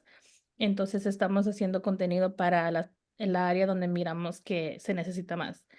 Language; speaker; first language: Spanish; early bilingual, heritage; Spanish